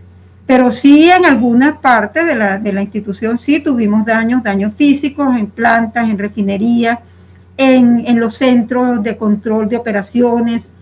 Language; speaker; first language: Spanish; native; Spanish